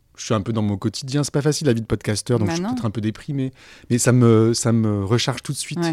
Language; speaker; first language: French; native; French